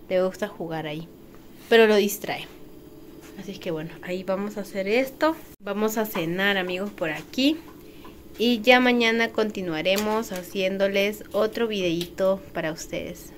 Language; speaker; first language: Spanish; native; Spanish